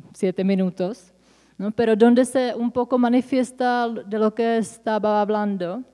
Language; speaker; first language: Spanish; non-native, fluent; Czech